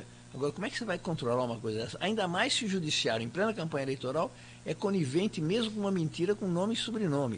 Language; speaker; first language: Portuguese; native; Portuguese